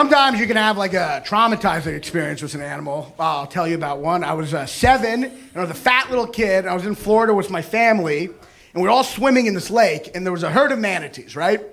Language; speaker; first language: English; native; English